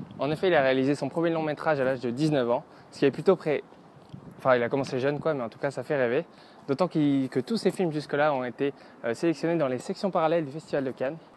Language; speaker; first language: French; native; French